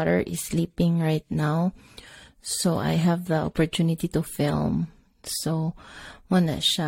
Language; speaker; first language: English; non-native, local second language; Cebuano